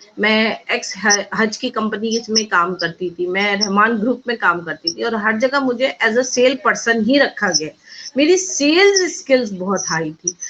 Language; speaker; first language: Urdu; native; Urdu